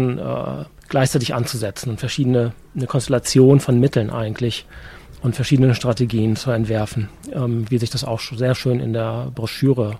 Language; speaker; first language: German; native; German